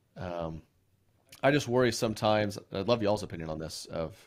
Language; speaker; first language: English; native; English